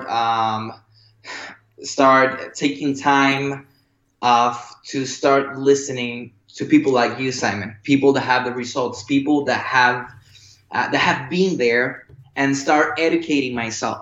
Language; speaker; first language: English; non-native, fluent; Spanish